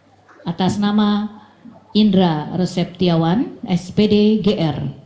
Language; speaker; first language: Indonesian; native; Indonesian